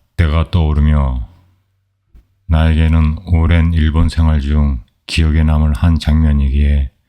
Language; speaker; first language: Korean; native; Korean